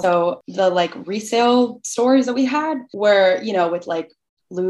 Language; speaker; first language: English; early bilingual, other home language; Albanian